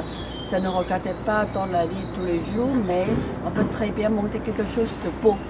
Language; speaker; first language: French; non-native, fluent; Chinese